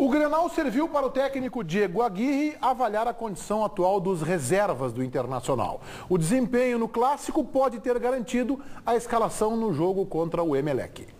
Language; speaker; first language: Portuguese; native; Portuguese